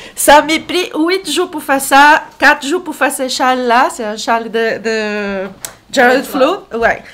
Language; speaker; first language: French; non-native, fluent; Portuguese